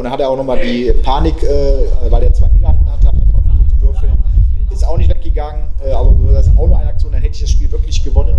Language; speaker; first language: German; native; German